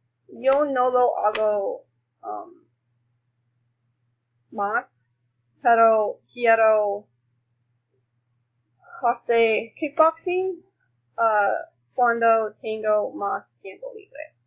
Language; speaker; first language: Spanish; non-native, learner; English